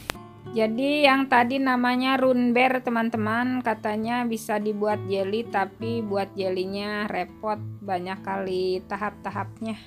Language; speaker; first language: Indonesian; native; Indonesian